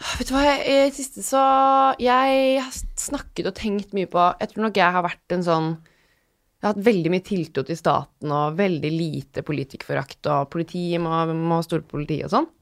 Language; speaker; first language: Norwegian; native; Norwegian